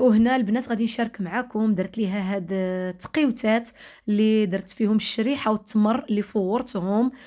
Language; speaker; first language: Arabic; native; Arabic